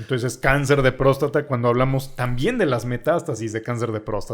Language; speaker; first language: Spanish; native; Spanish